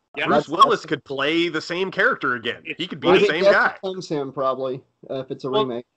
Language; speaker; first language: English; native; English